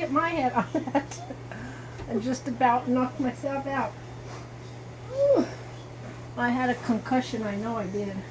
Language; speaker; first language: English; native; English